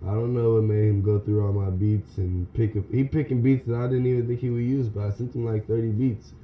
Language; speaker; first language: English; native; English